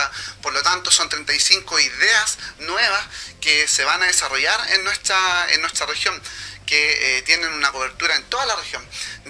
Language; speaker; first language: Spanish; native; Spanish